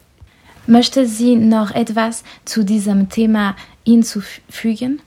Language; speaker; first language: German; non-native, learner; French